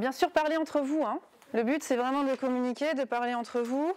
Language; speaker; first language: French; native; French